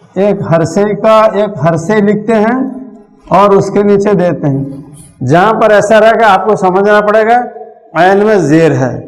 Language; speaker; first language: Hindi; native; Hindi